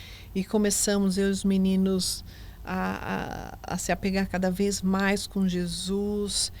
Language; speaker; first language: Portuguese; native; Portuguese